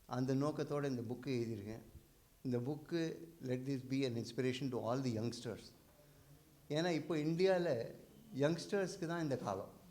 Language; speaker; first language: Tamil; non-native, local second language; Hindi